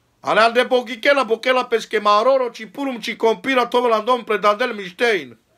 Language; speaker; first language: Slovak; native; Slovak